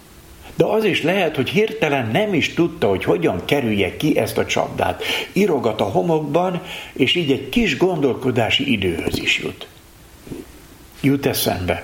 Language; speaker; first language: Hungarian; native; Hungarian